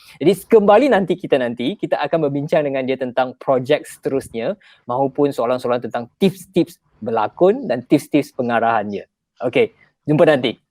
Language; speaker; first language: Malay; non-native, local second language; Chinese